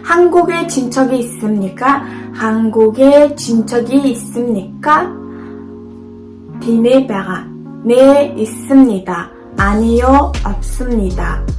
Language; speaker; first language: Korean; non-native, learner; Mongolian